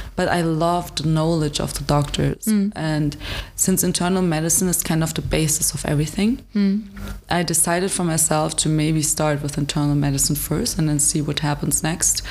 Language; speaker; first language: English; non-native, fluent; German